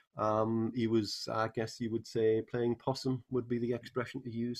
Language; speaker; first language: English; native; English